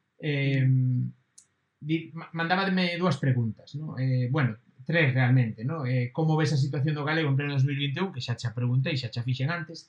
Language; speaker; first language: Galician; non-native, local second language; Spanish